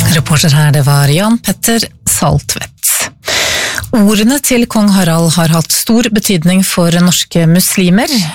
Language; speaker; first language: Norwegian; native; Norwegian